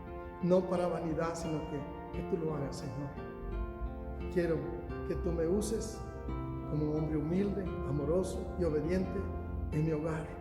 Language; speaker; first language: Spanish; native; Spanish